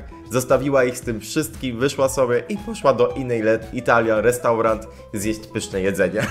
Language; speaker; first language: Polish; native; Polish